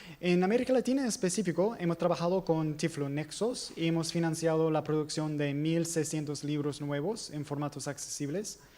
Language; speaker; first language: Spanish; non-native, fluent; English